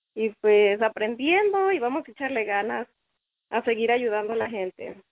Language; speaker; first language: Spanish; native; Spanish